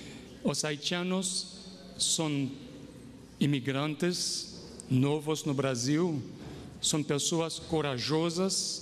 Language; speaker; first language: Portuguese; non-native, fluent; Haitian Creole